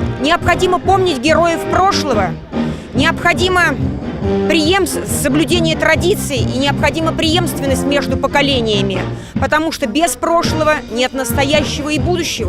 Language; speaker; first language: Russian; native; Russian